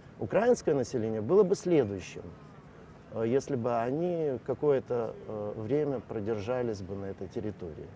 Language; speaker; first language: Russian; native; Russian